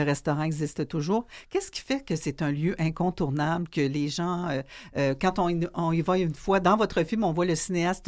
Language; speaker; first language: French; native; French